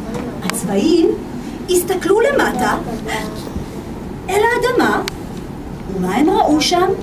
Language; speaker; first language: Hebrew; native; Hebrew